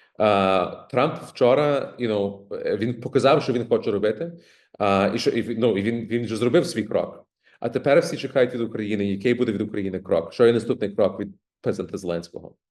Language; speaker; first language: Ukrainian; early bilingual, heritage; Ukrainian